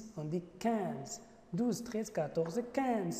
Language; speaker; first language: French; non-native, fluent; Arabic